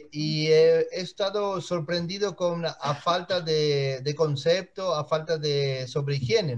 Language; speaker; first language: Spanish; non-native, learner; Portuguese